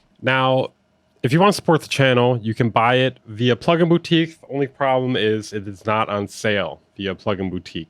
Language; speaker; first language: English; native; English